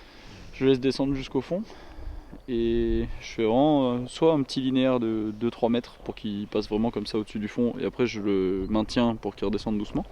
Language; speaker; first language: French; native; French